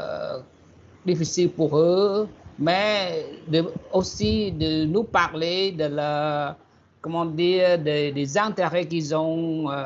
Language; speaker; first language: French; non-native, fluent; Khmer